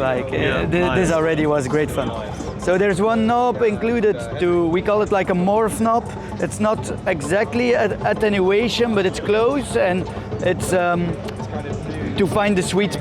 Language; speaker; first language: English; non-native, fluent; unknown